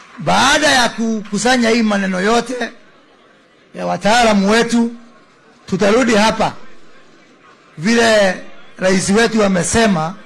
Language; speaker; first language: Swahili; non-native, local second language; Kikuyu